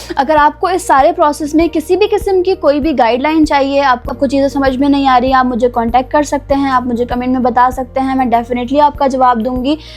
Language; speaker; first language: Urdu; native; Urdu